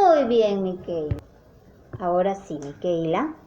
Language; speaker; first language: Spanish; native; Spanish